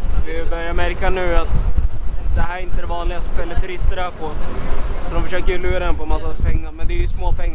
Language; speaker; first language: Swedish; native; Swedish